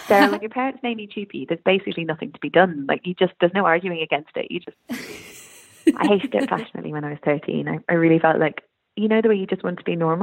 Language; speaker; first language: English; native; English